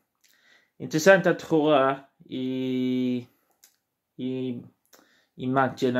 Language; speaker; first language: Swedish; non-native, learner; Portuguese